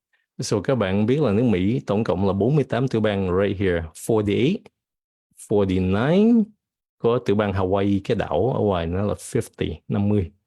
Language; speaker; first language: Vietnamese; early bilingual, heritage; Vietnamese